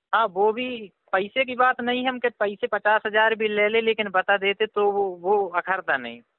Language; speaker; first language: Hindi; native; Hindi